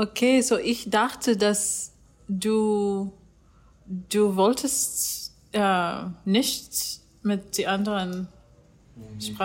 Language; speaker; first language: German; non-native, learner; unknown